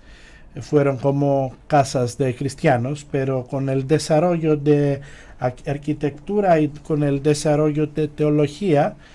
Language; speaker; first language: Spanish; non-native, fluent; Greek